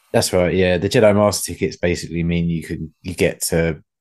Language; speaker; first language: English; native; English